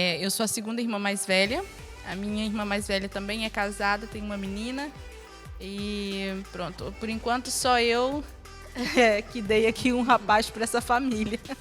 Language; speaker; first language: Portuguese; native; Portuguese